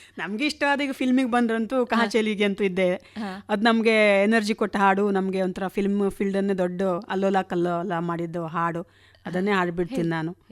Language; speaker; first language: Kannada; non-native, local second language; Konkani